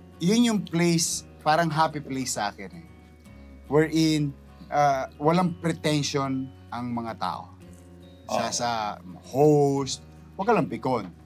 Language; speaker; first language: Filipino; native; Filipino